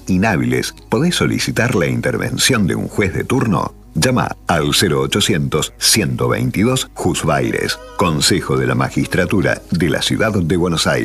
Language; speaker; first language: Spanish; native; Spanish